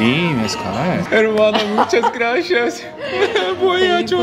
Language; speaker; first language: Spanish; non-native, learner; Korean